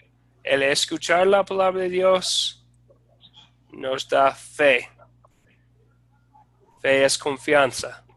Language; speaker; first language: Spanish; non-native, fluent; English